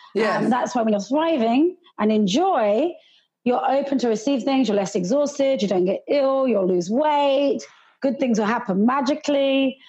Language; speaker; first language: English; early bilingual, other home language; Hindi